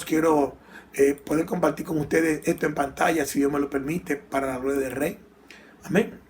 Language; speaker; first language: Spanish; native; Spanish